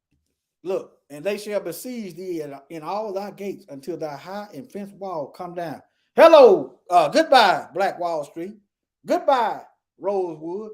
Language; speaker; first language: English; native; English